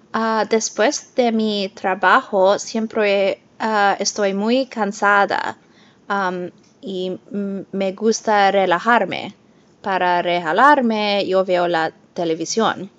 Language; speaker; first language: Spanish; non-native, learner; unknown